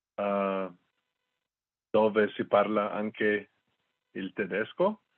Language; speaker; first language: Italian; non-native, learner; English